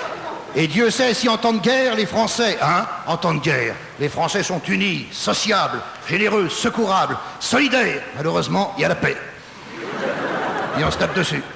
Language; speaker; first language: French; native; French